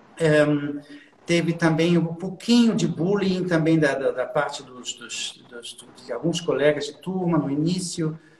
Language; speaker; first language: Portuguese; non-native, fluent; German